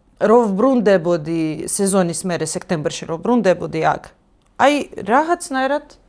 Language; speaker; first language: Georgian; non-native, learner; Russian